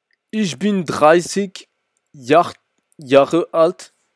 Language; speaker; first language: German; non-native, learner; French